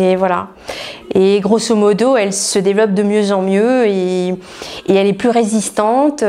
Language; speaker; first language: French; native; French